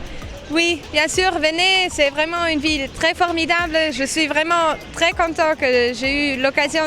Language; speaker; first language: French; non-native, local second language; Luxembourgish